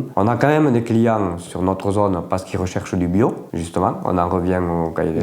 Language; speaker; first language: French; native; French